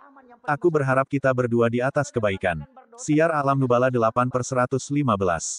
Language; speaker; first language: Indonesian; native; Indonesian